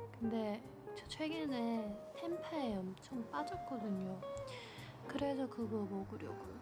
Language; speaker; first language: Korean; non-native, fluent; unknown